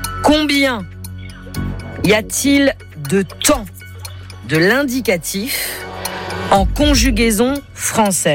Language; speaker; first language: French; native; French